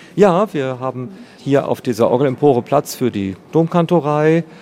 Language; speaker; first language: German; native; German